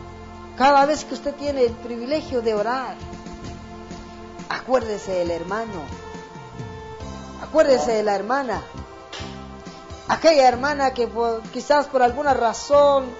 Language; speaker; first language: Spanish; native; Spanish